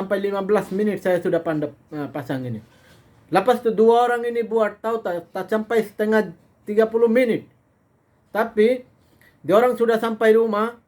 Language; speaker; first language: Indonesian; non-native, fluent; Bangla